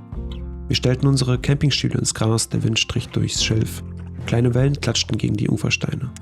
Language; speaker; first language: German; native; German